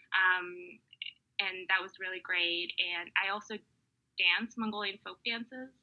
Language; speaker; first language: English; early bilingual, other home language; Mongolian